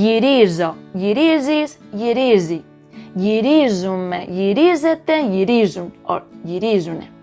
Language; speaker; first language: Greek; non-native, learner; Spanish